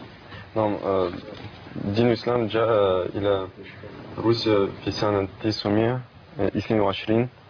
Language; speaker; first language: Arabic; non-native, learner; Russian